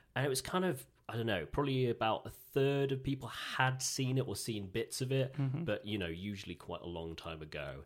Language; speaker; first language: English; native; English